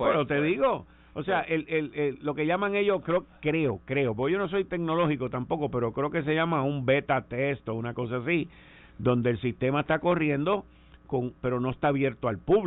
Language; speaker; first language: Spanish; native; Spanish